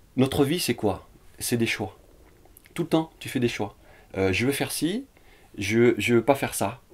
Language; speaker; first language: French; early bilingual, other home language; Vietnamese